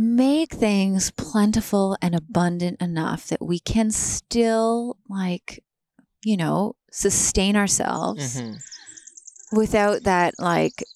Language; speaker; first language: English; native; English